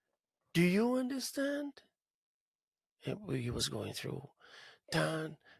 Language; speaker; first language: English; non-native, fluent; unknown